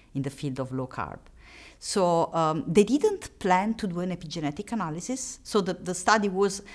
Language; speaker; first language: English; non-native, fluent; Italian